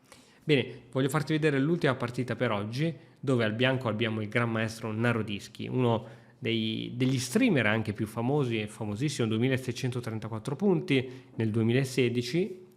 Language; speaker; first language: Italian; native; Italian